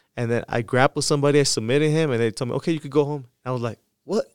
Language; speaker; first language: English; early bilingual, other home language; Spanish